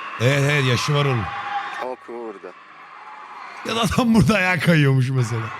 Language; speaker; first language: Turkish; native; Turkish